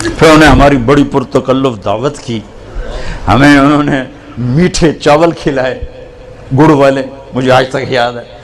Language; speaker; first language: Urdu; non-native, local second language; Punjabi